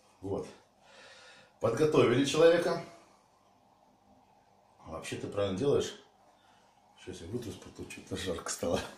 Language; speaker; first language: Russian; native; Russian